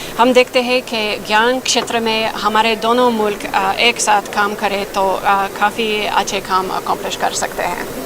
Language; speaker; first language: Hindi; non-native, fluent; English